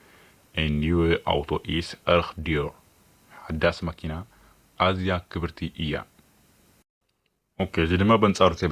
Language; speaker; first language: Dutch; non-native, fluent; Tigrinya